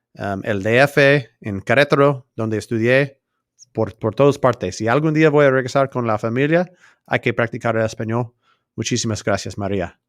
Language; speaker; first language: Spanish; non-native, learner; English